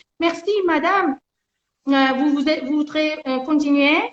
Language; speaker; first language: French; non-native, learner; Persian